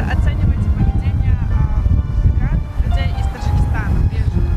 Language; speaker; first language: Russian; native; Russian